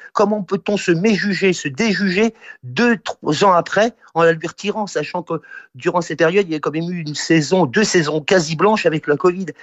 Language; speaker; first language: French; native; French